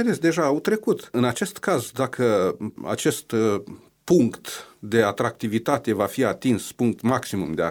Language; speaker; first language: Romanian; native; Romanian